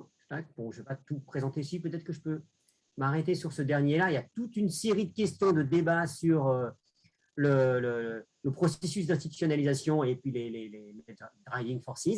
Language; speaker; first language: French; native; French